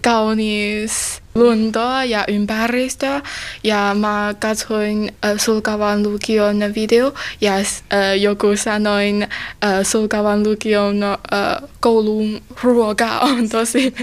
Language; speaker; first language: Finnish; non-native, learner; Chinese